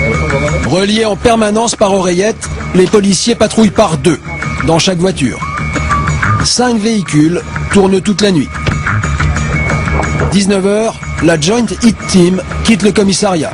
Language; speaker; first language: French; native; French